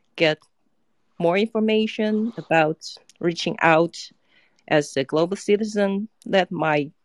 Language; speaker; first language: English; non-native, fluent; Chinese